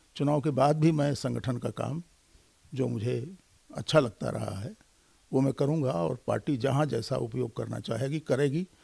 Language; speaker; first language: Hindi; native; Hindi